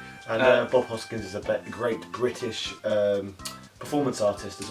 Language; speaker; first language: English; native; English